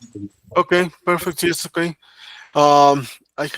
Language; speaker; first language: English; non-native, learner; Spanish